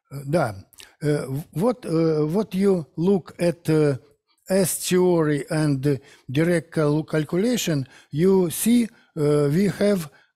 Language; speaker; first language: English; non-native, learner; Russian